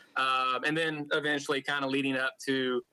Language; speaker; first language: English; native; English